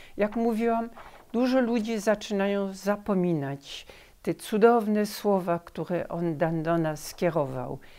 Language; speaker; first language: Polish; early bilingual, heritage; Polish